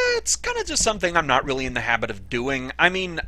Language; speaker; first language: English; native; English